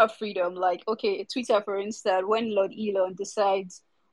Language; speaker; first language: English; non-native, local second language; Yoruba